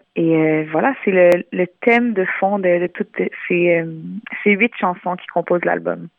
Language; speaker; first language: French; native; French